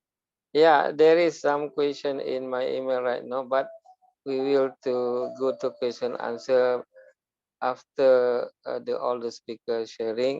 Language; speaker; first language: English; non-native, learner; Malay